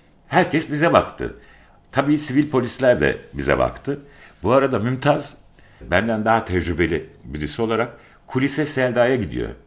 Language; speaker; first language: Turkish; native; Turkish